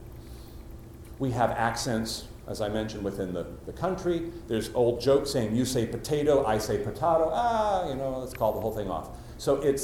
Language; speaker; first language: English; native; English